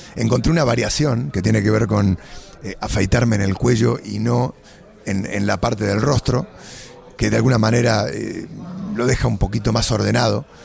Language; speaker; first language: Spanish; native; Spanish